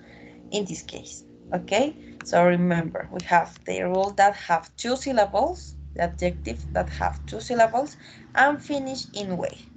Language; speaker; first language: English; non-native, learner; Spanish